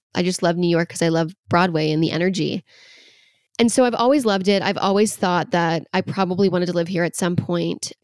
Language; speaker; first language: English; native; English